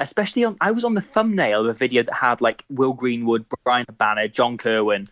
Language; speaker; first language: English; native; English